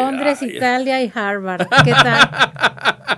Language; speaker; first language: Spanish; native; Spanish